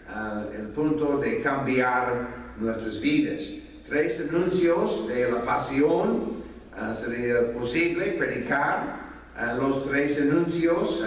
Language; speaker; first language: Spanish; non-native, fluent; English